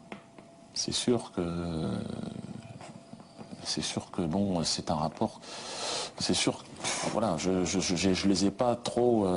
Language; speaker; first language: French; native; French